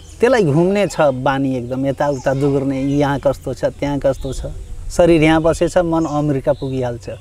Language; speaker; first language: Nepali; non-native, local second language; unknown